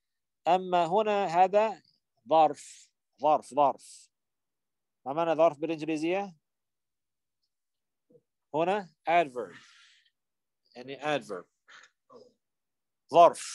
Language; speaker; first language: Arabic; non-native, fluent; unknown